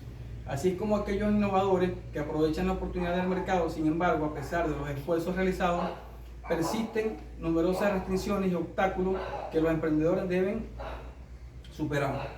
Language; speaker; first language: Spanish; native; Spanish